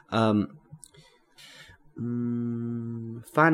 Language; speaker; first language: Chinese; non-native, learner; English